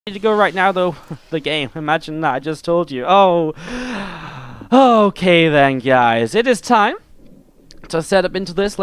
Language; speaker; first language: English; native; English